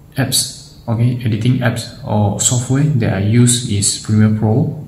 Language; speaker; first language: English; non-native, local second language; Chinese